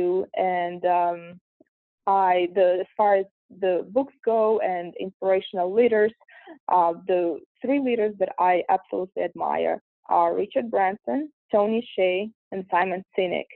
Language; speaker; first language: English; non-native, fluent; Russian